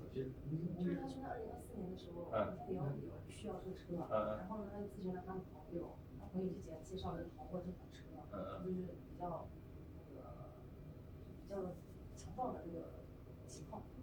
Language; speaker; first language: Chinese; native; Chinese